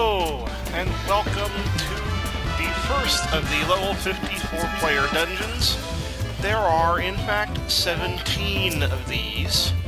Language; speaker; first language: English; native; English